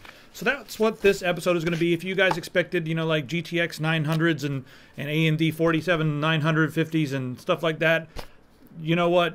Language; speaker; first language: English; native; English